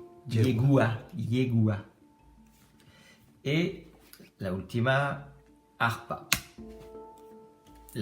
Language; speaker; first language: Spanish; non-native, learner; French